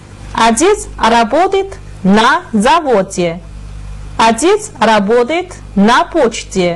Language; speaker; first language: Russian; non-native, fluent; Chinese